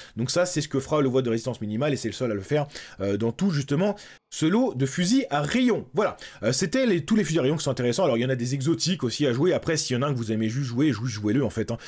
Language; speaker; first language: French; native; French